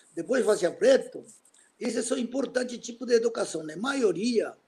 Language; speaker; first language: Portuguese; non-native, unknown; Japanese